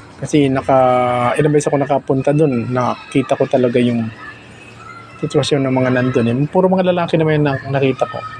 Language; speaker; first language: Filipino; native; Filipino